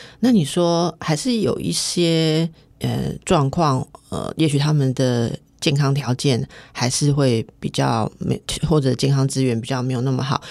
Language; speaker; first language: Chinese; native; Chinese